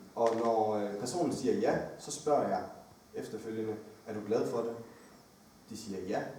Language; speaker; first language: Danish; early bilingual, other home language; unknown